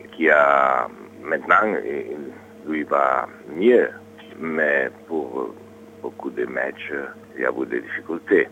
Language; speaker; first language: French; non-native, learner; Italian